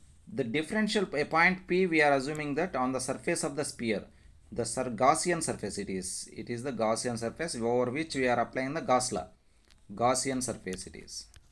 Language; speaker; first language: English; non-native, local second language; Telugu